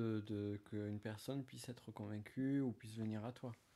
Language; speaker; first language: French; native; French